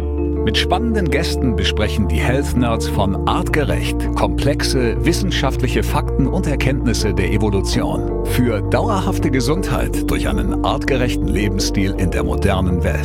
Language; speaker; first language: German; native; German